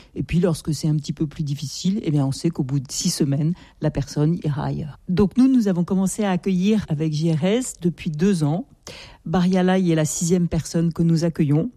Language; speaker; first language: French; native; French